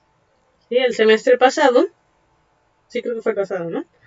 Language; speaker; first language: Spanish; native; Spanish